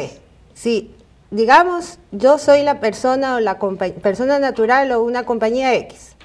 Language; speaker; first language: Spanish; native; Spanish